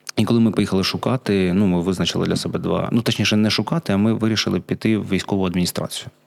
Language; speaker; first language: Ukrainian; non-native, local second language; Russian